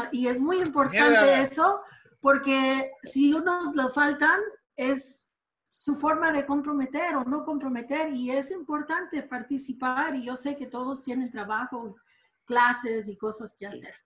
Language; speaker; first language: Spanish; early bilingual, other home language; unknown